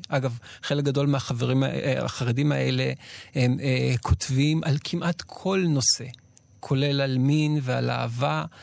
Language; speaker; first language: Hebrew; native; Hebrew